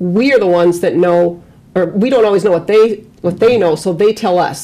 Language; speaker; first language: English; native; English